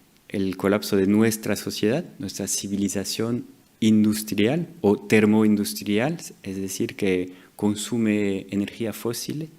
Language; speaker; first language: Spanish; non-native, fluent; French